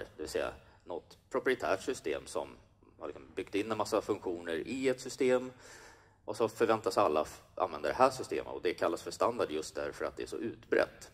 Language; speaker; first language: Swedish; native; Swedish